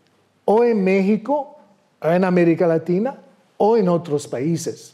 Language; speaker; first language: Spanish; non-native, fluent; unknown